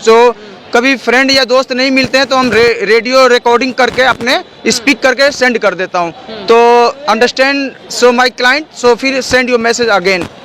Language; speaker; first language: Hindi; native; Hindi